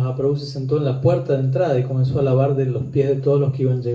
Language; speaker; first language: Spanish; native; Spanish